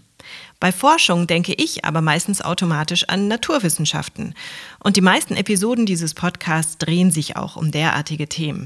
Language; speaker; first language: German; native; German